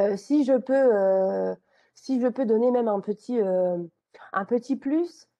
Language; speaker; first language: French; native; French